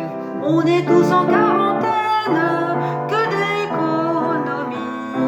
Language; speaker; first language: French; native; French